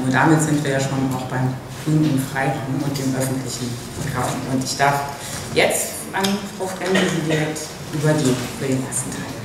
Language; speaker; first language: German; native; German